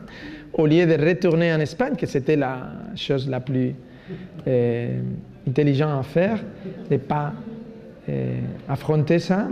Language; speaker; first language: French; non-native, fluent; Spanish